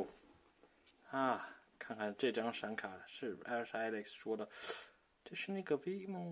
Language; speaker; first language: Chinese; native; Chinese